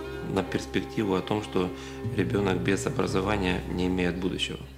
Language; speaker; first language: Russian; native; Russian